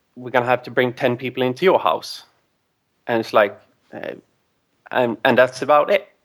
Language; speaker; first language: English; non-native, fluent; Swedish